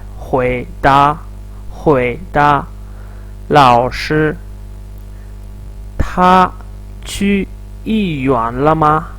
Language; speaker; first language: Chinese; non-native, fluent; Urdu